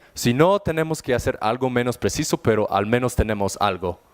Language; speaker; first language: Spanish; non-native, fluent; German